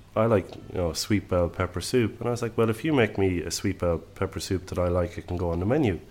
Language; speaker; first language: English; native; English